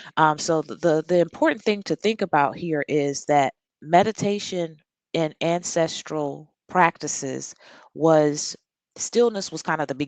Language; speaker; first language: English; native; English